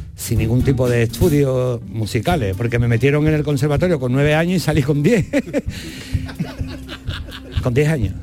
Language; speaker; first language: Spanish; native; Spanish